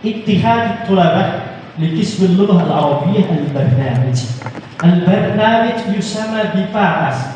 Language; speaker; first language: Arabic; non-native, learner; Indonesian